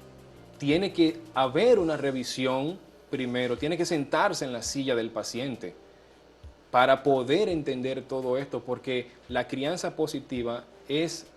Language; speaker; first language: Spanish; native; Spanish